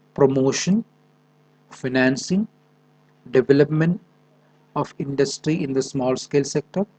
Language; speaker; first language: English; non-native, local second language; Malayalam